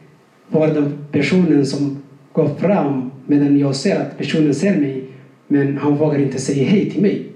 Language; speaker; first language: Swedish; non-native, fluent; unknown